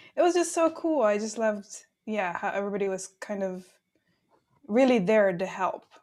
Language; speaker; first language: English; early bilingual, other home language; Spanish